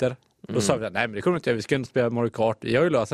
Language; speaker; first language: Swedish; native; Swedish